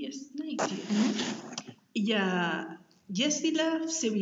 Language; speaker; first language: Russian; non-native, learner; Spanish